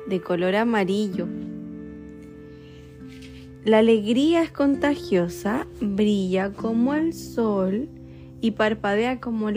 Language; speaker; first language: Spanish; native; Spanish